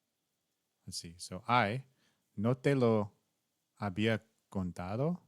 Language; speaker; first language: Spanish; non-native, learner; English